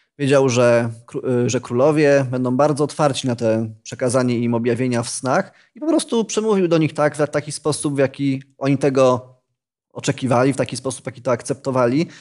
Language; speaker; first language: Polish; native; Polish